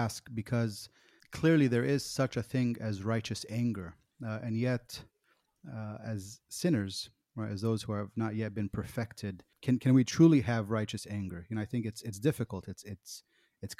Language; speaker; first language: English; native; English